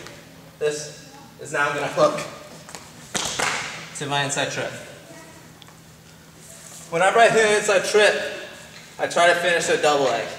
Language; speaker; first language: English; native; English